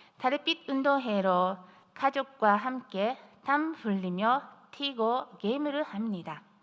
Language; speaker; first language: Korean; non-native, fluent; Japanese